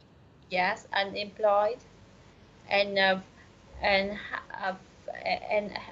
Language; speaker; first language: English; non-native, learner; Vietnamese